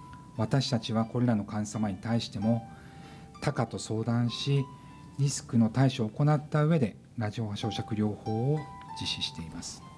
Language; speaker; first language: Japanese; native; Japanese